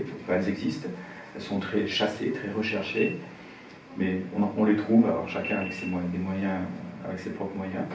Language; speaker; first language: French; native; French